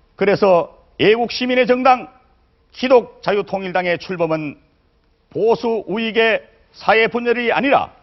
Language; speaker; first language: Korean; native; Korean